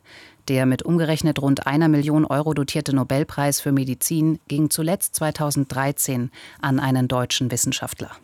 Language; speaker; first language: German; native; German